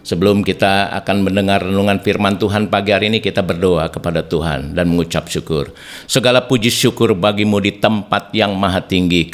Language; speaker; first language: Indonesian; native; Indonesian